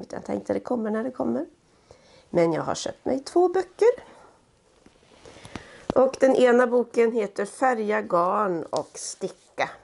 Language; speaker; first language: Swedish; native; Swedish